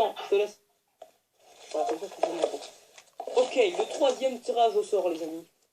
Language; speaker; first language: French; native; French